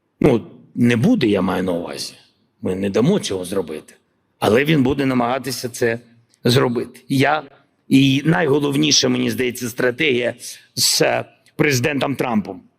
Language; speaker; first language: Ukrainian; non-native, local second language; Russian